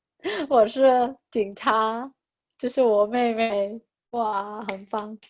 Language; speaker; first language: Chinese; non-native, fluent; Indonesian